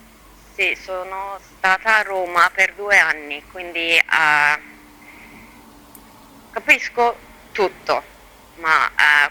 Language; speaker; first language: Italian; non-native, learner; Turkish